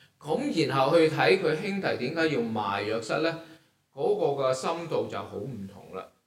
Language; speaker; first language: Chinese; non-native, local second language; Cantonese